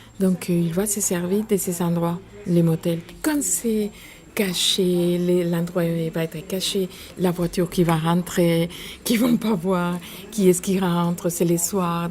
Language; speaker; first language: French; non-native, fluent; Spanish